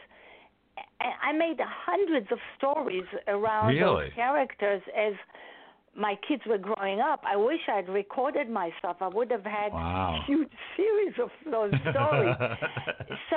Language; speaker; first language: English; non-native, fluent; Hebrew